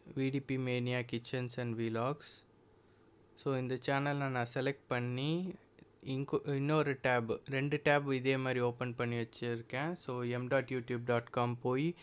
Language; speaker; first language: Tamil; non-native, local second language; Telugu